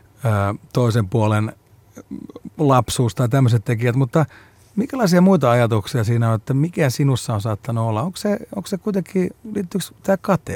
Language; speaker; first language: Finnish; native; Finnish